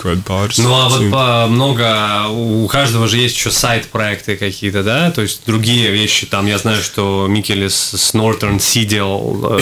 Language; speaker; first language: Russian; native; Russian